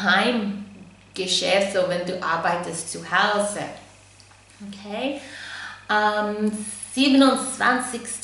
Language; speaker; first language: German; non-native, fluent; English